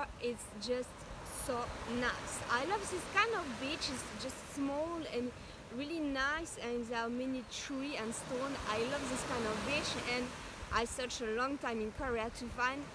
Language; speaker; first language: English; non-native, learner; French